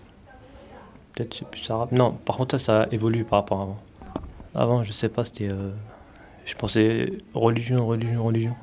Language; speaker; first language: French; early bilingual, other home language; Arabic